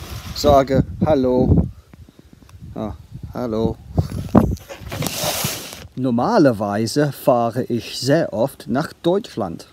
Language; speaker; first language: German; non-native, fluent; English